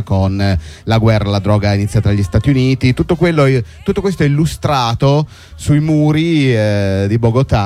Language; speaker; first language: Italian; native; Italian